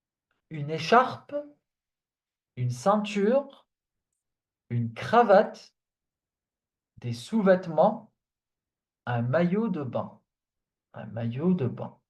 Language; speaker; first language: French; non-native, fluent; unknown